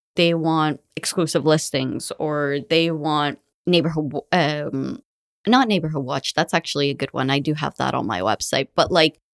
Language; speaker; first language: English; early bilingual, other home language; Arabic